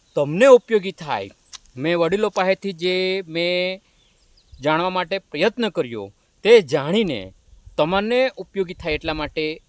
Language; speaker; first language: Gujarati; non-native, local second language; Kukna